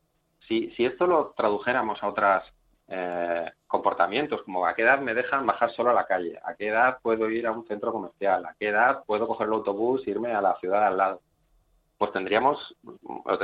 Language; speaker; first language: Spanish; native; Spanish